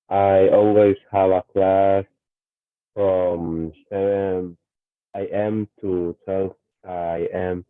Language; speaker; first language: English; non-native, learner; Spanish